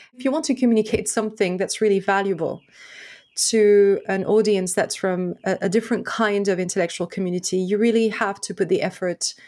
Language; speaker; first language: English; non-native, fluent; French